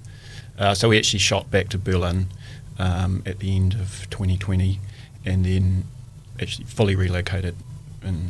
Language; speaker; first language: English; native; English